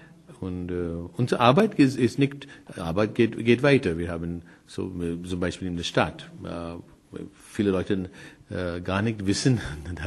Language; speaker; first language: German; non-native, learner; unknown